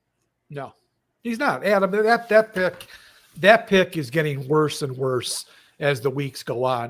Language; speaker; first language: English; native; English